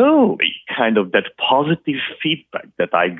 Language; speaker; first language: English; non-native, fluent; Hungarian